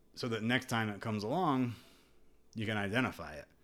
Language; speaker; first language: English; native; English